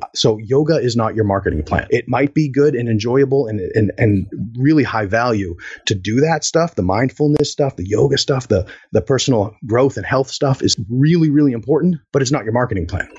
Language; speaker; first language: English; native; English